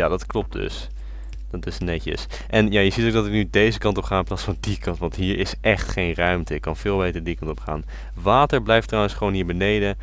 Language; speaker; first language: Dutch; native; Dutch